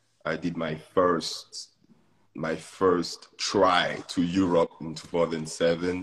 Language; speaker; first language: English; non-native, fluent; French